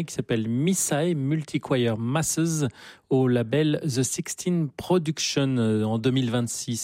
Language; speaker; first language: French; native; French